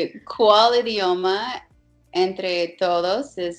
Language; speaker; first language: Spanish; non-native, fluent; English